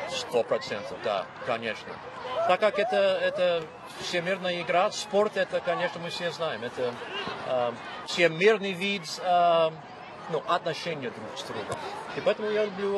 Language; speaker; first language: Russian; non-native, fluent; English